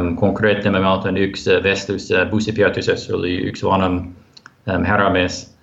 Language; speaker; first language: Estonian; non-native, fluent; English